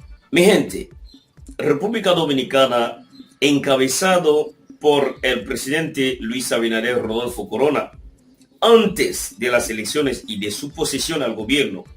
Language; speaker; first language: Spanish; non-native, fluent; Haitian Creole